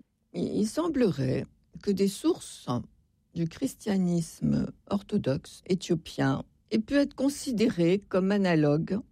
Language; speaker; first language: French; native; French